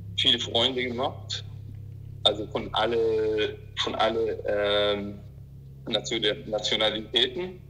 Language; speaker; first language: German; non-native, learner; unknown